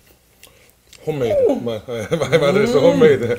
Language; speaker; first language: English; non-native, learner; Korean